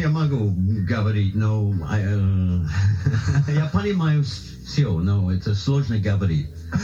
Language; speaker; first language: Russian; non-native, learner; English